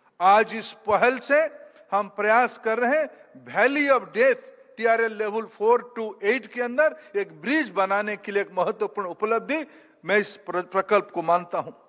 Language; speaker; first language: Hindi; non-native, local second language; Odia